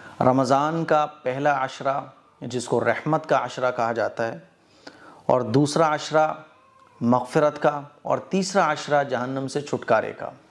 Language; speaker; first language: Urdu; native; Urdu